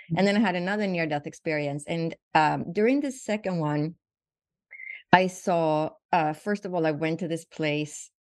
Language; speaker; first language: English; non-native, fluent; Swedish